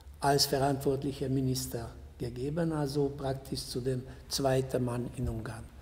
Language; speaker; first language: German; non-native, local second language; Hungarian